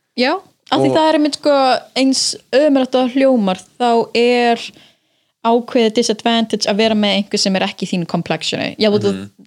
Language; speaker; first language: Icelandic; non-native, fluent; English